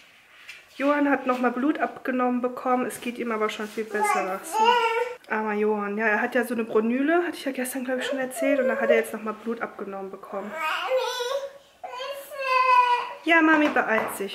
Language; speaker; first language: German; native; German